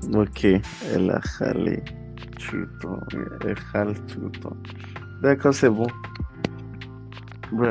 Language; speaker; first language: French; non-native, learner; Yoruba